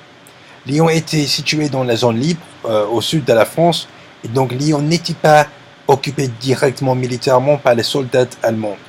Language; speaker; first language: French; non-native, learner; English